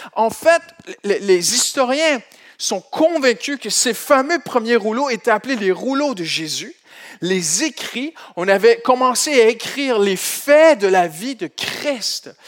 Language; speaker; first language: French; native; French